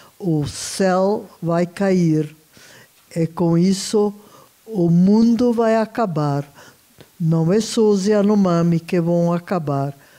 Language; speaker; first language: Portuguese; non-native, fluent; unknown